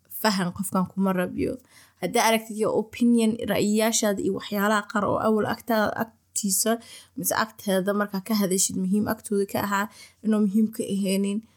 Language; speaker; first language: Somali; early bilingual, heritage; Somali